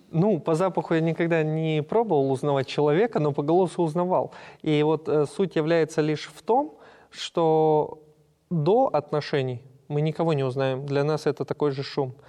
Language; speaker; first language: Russian; native; Russian